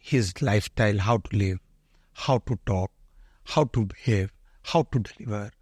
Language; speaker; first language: English; non-native, local second language; Odia